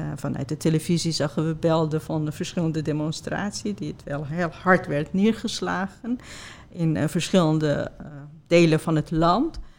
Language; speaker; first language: Dutch; non-native, fluent; Persian